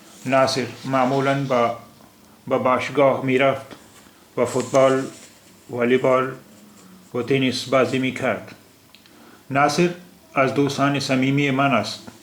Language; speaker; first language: Persian; non-native, fluent; Urdu